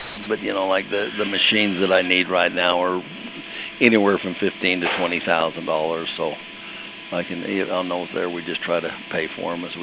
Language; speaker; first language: English; native; English